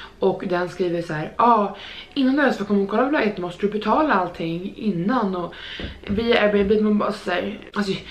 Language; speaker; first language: Swedish; native; Swedish